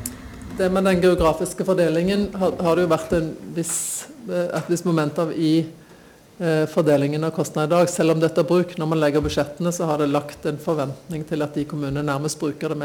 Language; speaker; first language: Norwegian; native; Norwegian